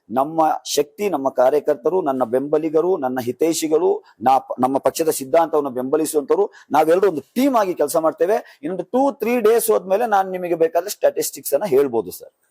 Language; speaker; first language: Kannada; non-native, local second language; Urdu